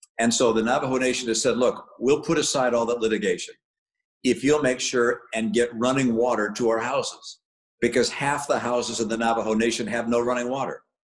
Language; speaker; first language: English; native; English